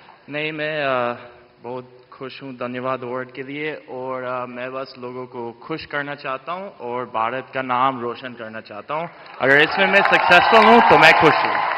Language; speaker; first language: Hindi; early bilingual, other home language; English